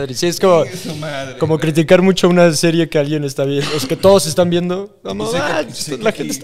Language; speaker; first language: Spanish; native; Spanish